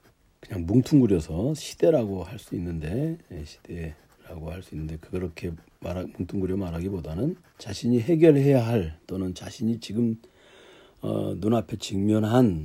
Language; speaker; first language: Korean; native; Korean